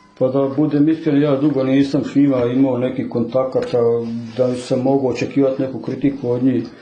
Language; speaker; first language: Croatian; native; Croatian